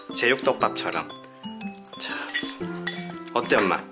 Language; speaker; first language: Korean; native; Korean